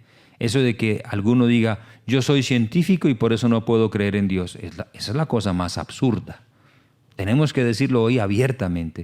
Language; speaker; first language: Spanish; native; Spanish